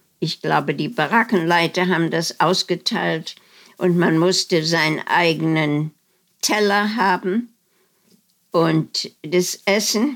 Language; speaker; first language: German; non-native, fluent; Dutch